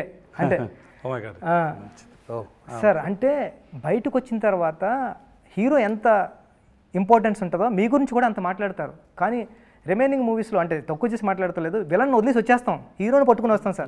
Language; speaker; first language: Telugu; native; Telugu